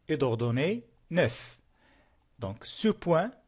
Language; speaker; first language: French; non-native, local second language; Arabic